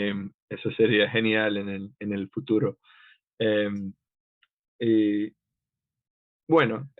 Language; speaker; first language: Spanish; non-native, fluent; English